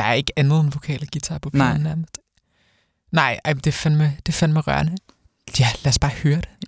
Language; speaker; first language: Danish; native; Danish